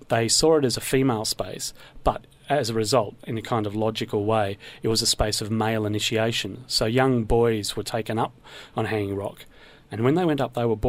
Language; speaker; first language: English; native; English